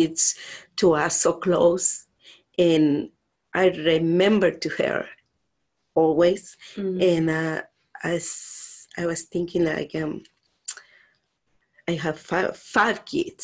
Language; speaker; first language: English; non-native, learner; Spanish